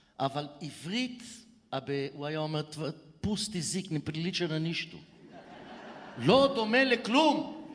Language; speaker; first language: Hebrew; early bilingual, other home language; Bulgarian